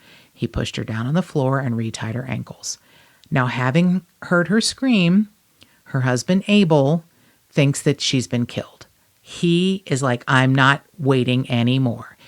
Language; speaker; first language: English; native; English